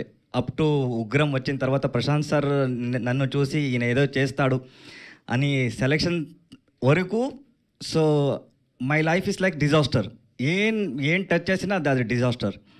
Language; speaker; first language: Telugu; non-native, learner; Kannada